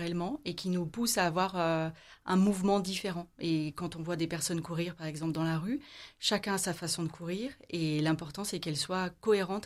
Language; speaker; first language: French; native; French